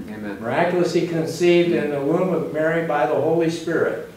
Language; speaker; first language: English; native; English